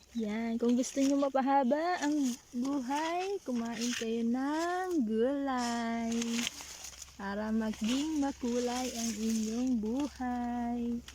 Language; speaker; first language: Filipino; non-native, local second language; Cebuano